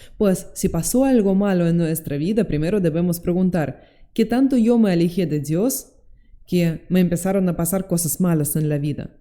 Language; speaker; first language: Spanish; non-native, fluent; Russian